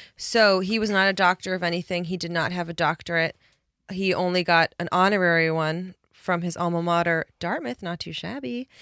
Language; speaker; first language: English; early bilingual, other home language; Polish